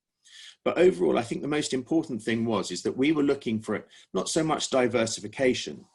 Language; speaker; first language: English; native; English